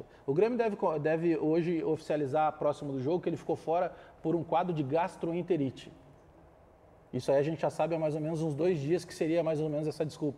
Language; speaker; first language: Portuguese; native; Portuguese